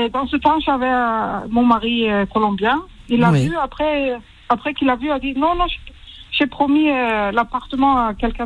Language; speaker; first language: French; early bilingual, heritage; French